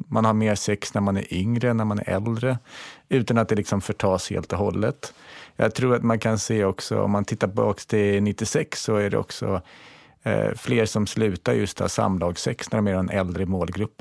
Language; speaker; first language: Swedish; native; Swedish